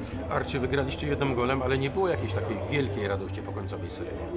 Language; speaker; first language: Polish; native; Polish